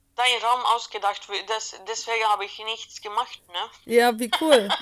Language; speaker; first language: German; non-native, fluent; Swedish